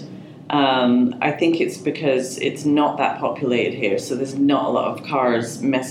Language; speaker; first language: English; native; English